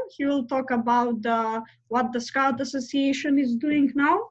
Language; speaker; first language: English; non-native, fluent; Macedonian